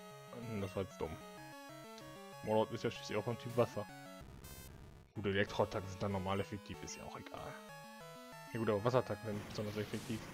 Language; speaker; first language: German; native; German